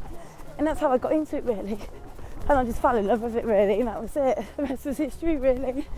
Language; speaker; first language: English; native; English